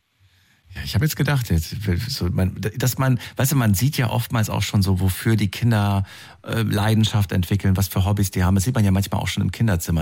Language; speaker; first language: German; native; German